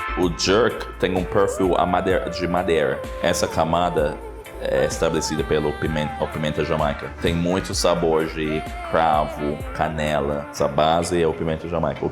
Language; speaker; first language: Portuguese; non-native, fluent; English